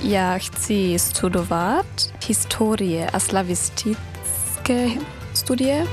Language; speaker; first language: Czech; non-native, learner; German